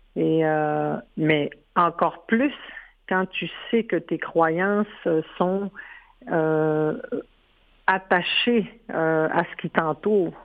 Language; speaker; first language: French; non-native, local second language; Innu-aimun